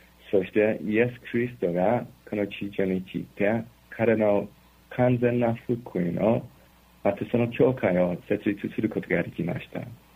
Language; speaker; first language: Japanese; non-native, fluent; English